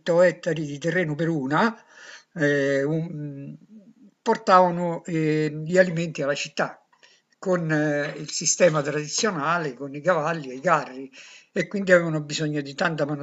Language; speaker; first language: Italian; native; Italian